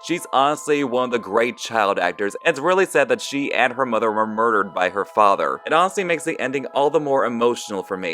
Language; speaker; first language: English; native; English